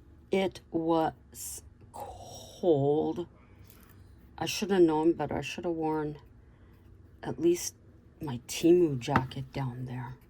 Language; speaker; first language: English; native; English